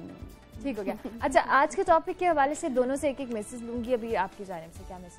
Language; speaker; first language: Urdu; native; Urdu